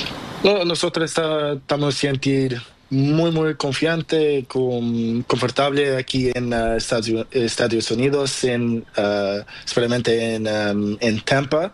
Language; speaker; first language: Spanish; non-native, learner; Portuguese